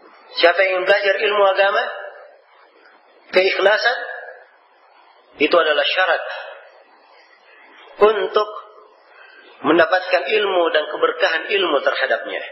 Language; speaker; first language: Indonesian; native; Indonesian